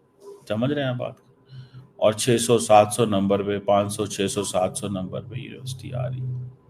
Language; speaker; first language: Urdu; non-native, local second language; Punjabi